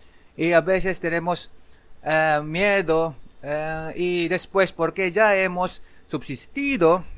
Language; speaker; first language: Spanish; non-native, learner; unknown